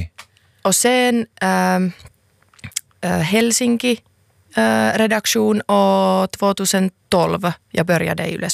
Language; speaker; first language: Swedish; non-native, local second language; Finnish